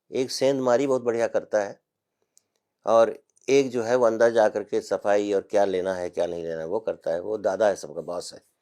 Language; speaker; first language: Hindi; native; Hindi